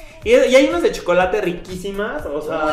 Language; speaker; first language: Spanish; native; Spanish